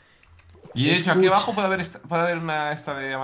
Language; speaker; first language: Spanish; native; Spanish